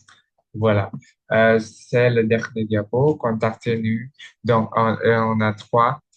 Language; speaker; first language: French; non-native, learner; Indonesian